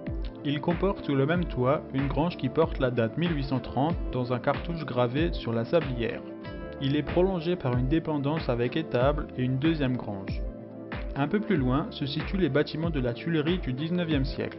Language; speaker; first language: French; native; French